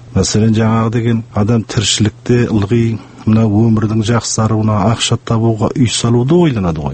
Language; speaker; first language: Kazakh; early bilingual, heritage; Kazakh